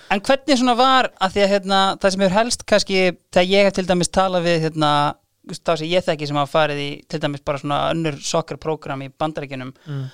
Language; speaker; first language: Icelandic; native; Icelandic